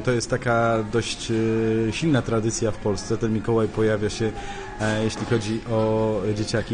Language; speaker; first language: Polish; native; Polish